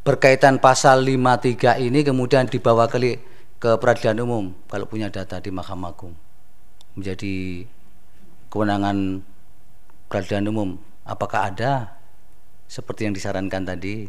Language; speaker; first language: Indonesian; native; Indonesian